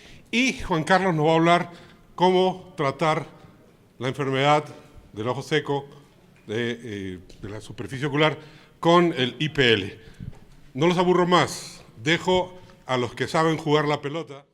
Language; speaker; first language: Spanish; native; Spanish